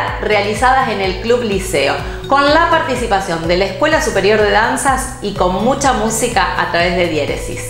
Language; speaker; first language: Spanish; native; Spanish